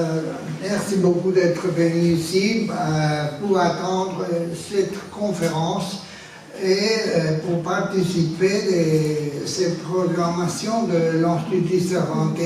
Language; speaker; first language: French; non-native, fluent; Spanish